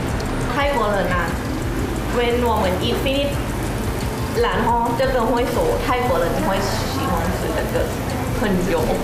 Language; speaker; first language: Chinese; non-native, learner; Thai